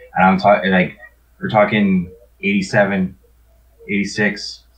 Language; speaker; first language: English; native; English